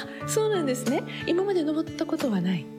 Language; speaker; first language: Japanese; native; Japanese